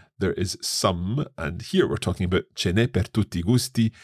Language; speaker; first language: Italian; non-native, fluent; English